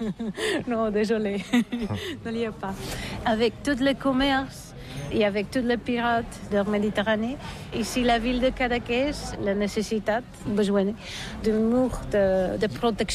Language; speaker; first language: French; non-native, learner; Catalan